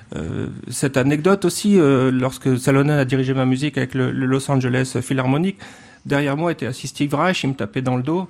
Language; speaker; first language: French; native; French